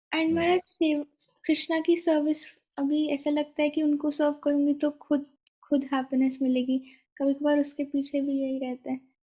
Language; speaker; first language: Hindi; native; Hindi